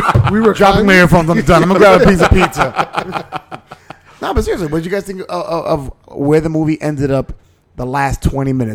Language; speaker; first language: English; native; English